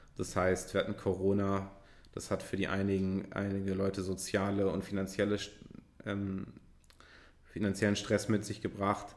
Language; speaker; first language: German; native; German